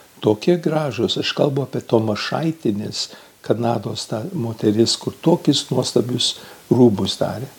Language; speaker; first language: Lithuanian; early bilingual, heritage; Lithuanian